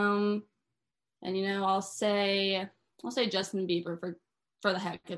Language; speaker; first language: English; native; English